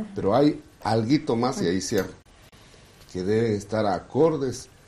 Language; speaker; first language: Spanish; non-native, local second language; Kʼicheʼ